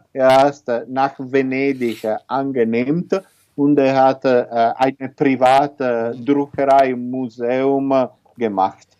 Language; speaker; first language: German; non-native, learner; Italian